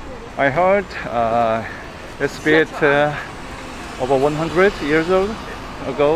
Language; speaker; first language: English; non-native, fluent; Korean